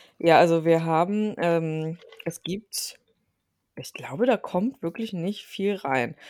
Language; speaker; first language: German; early bilingual, other home language; Turkish